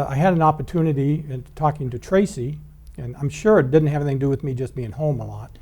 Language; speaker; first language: English; native; English